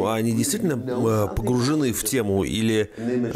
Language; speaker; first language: Russian; native; Russian